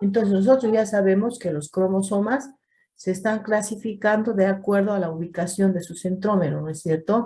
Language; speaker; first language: Spanish; native; Spanish